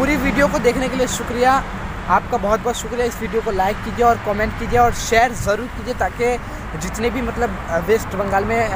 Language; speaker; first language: Hindi; native; Hindi